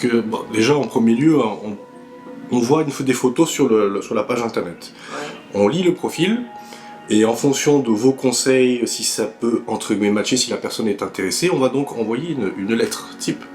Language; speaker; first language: French; native; French